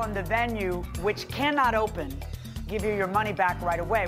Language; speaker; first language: English; native; English